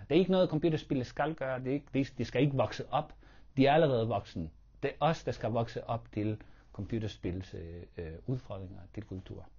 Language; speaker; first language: Danish; non-native, fluent; Spanish